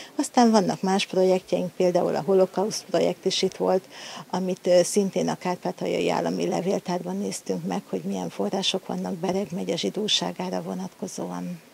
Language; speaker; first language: Hungarian; native; Hungarian